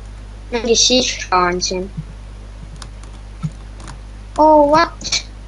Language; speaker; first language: English; non-native, learner; Estonian